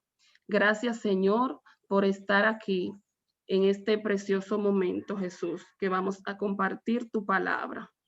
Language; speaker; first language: Spanish; native; Spanish